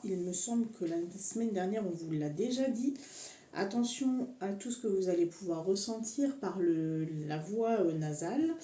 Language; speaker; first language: French; native; French